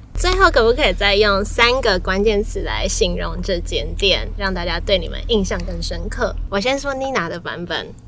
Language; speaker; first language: Chinese; native; Chinese